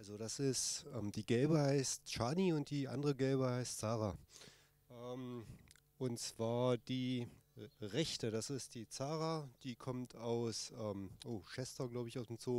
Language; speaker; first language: German; native; German